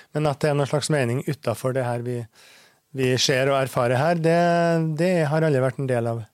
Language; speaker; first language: Norwegian; native; Norwegian